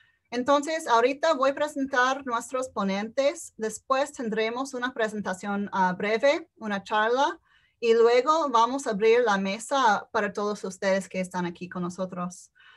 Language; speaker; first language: Spanish; non-native, fluent; English